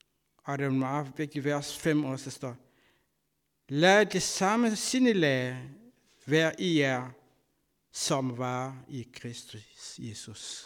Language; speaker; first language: Danish; non-native, fluent; Kabuverdianu